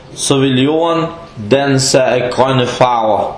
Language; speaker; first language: Danish; non-native, fluent; Arabic